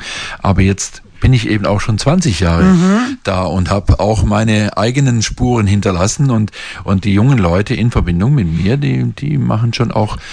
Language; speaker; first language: German; native; German